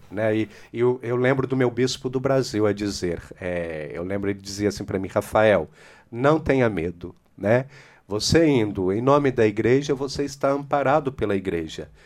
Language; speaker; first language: Portuguese; native; Portuguese